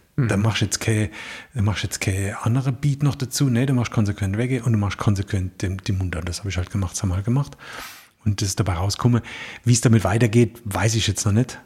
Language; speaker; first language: German; native; German